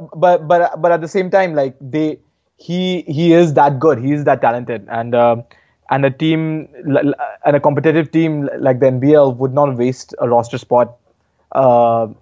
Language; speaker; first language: English; non-native, local second language; Hindi